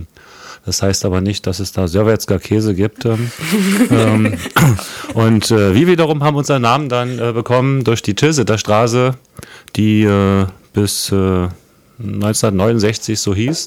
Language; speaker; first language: German; native; German